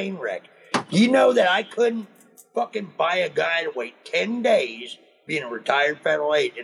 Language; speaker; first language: English; native; English